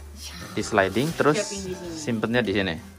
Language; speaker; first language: Indonesian; native; Indonesian